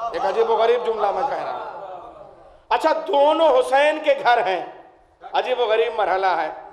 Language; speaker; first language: Hindi; native; Hindi